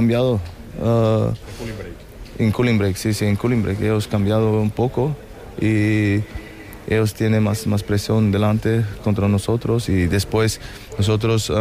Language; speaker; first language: Spanish; non-native, fluent; German